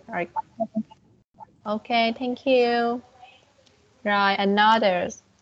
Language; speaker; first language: English; non-native, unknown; Vietnamese